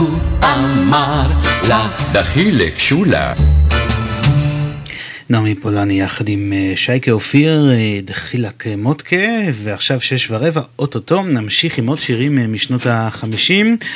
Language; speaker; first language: Hebrew; native; Hebrew